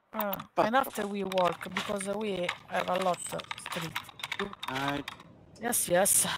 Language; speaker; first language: English; non-native, learner; Hungarian